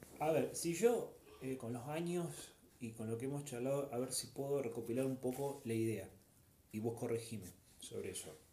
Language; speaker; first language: Spanish; native; Spanish